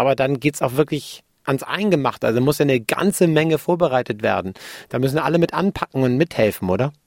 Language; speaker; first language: German; native; German